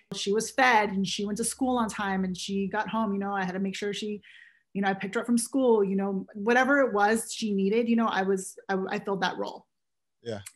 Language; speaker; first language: English; native; English